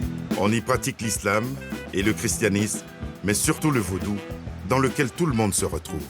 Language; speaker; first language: French; native; French